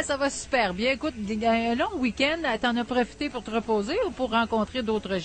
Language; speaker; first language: French; native; French